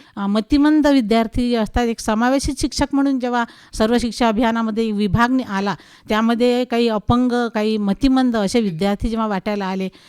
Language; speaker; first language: Marathi; non-native, local second language; Hindi